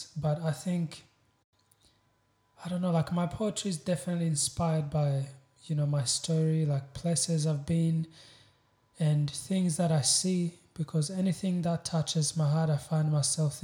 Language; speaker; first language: English; non-native, local second language; Kinyarwanda